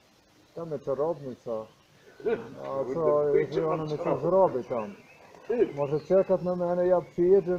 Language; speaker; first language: Polish; non-native, learner; Croatian